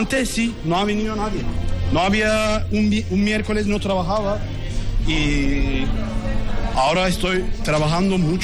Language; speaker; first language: Spanish; non-native, learner; Turkish